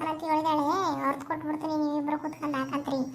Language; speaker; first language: Kannada; native; Kannada